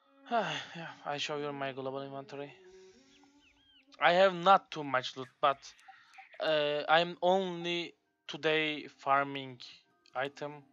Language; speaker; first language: English; non-native, learner; Turkish